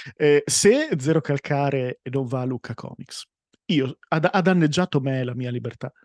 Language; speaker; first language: Italian; native; Italian